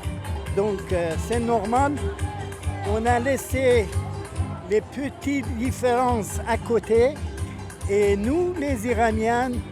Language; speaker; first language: French; non-native, fluent; Persian